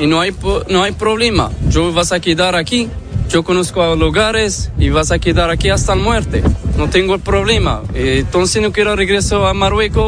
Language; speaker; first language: Spanish; non-native, learner; Arabic